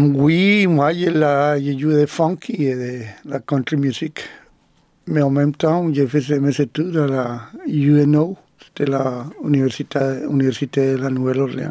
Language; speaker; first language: French; non-native, fluent; Spanish